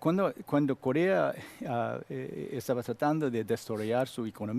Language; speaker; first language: Spanish; non-native, learner; Korean